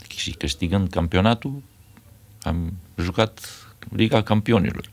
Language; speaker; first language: Romanian; native; Romanian